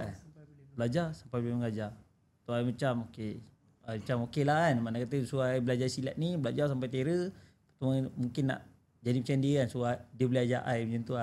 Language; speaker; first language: Malay; native; Malay